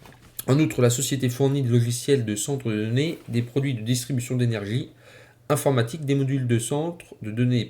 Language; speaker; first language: French; native; French